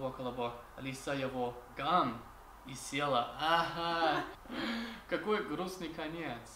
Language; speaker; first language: Russian; non-native, learner; English